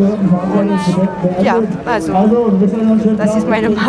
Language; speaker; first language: German; non-native, fluent; French